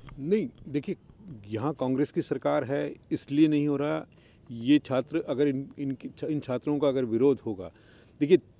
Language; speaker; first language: Hindi; native; Hindi